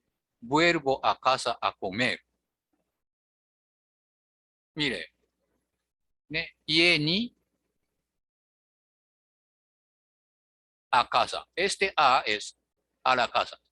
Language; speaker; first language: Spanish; non-native, fluent; Japanese